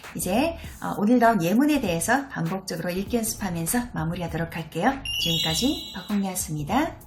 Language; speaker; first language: Korean; early bilingual, heritage; Korean